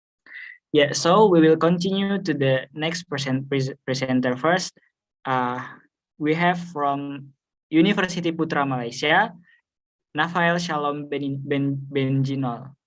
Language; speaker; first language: English; non-native, fluent; Indonesian